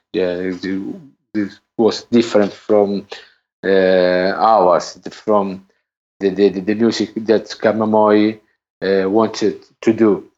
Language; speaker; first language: English; non-native, learner; Italian